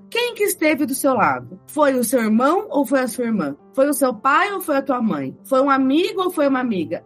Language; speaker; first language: Portuguese; native; Portuguese